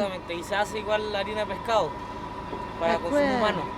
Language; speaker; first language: Spanish; native; Spanish